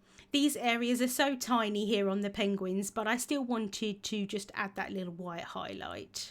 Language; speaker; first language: English; native; English